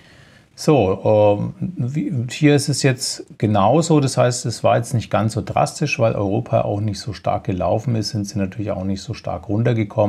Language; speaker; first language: German; native; German